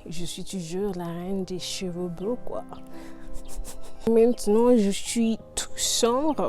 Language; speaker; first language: French; non-native, learner; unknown